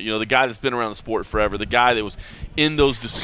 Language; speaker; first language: English; native; English